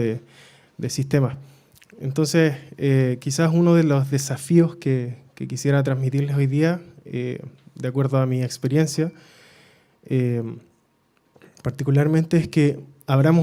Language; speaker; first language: Spanish; native; Spanish